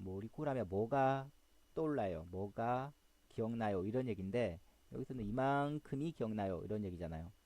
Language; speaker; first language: Korean; native; Korean